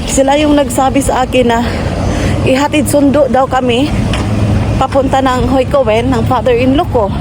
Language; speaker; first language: Filipino; non-native, local second language; Cebuano